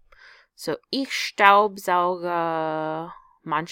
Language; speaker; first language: German; non-native, fluent; English